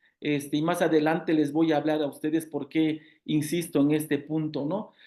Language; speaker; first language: Spanish; non-native, local second language; Zapotec